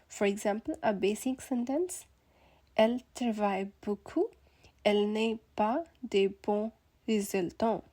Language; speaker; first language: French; non-native, learner; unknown